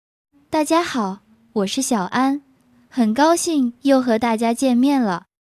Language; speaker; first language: Chinese; native; Chinese